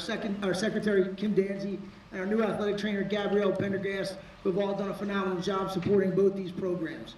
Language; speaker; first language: English; native; English